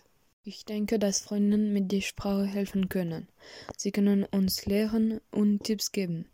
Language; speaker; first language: German; non-native, learner; French